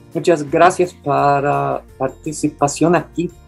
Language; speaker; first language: Spanish; non-native, learner; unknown